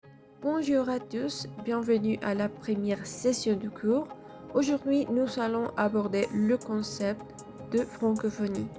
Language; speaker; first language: French; non-native, fluent; Spanish